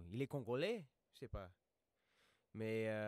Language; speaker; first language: French; non-native, fluent; English